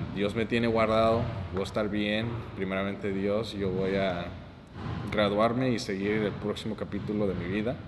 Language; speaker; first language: Spanish; early bilingual, heritage; Spanish